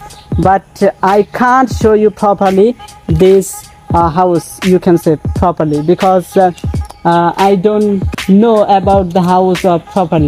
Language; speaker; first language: English; non-native, learner; Bangla